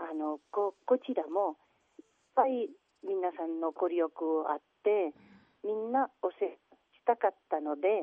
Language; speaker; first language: Japanese; non-native, learner; Catalan